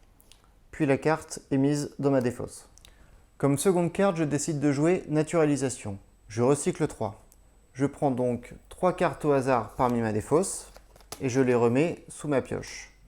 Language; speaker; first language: French; native; French